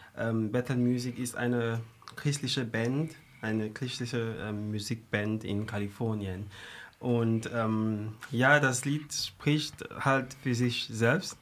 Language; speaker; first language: German; non-native, fluent; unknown